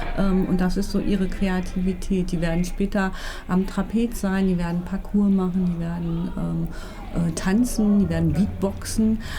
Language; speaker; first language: German; native; German